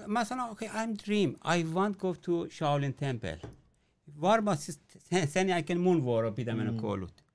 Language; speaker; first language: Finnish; non-native, learner; Persian